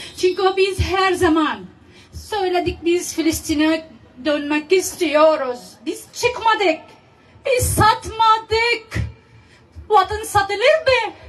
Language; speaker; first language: Turkish; non-native, learner; Arabic